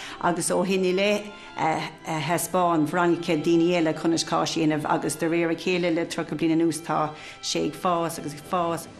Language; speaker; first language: Irish; non-native, local second language; English